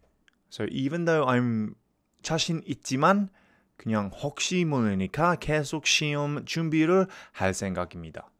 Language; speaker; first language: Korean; non-native, learner; English